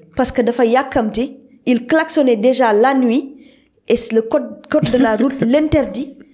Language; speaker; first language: French; non-native, local second language; Wolof